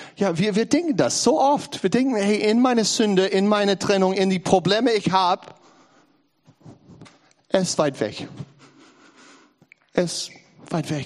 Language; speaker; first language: German; non-native, learner; English